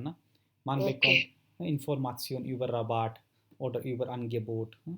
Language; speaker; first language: German; non-native, fluent; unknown